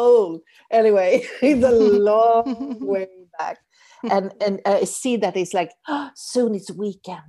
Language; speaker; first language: English; non-native, fluent; Swedish